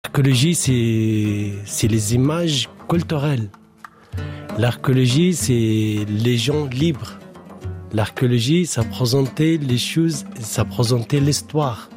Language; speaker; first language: French; non-native, learner; Arabic